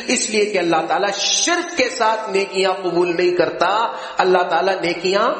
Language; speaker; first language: Urdu; native; Urdu